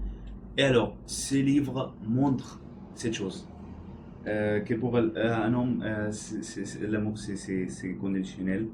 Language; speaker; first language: French; non-native, learner; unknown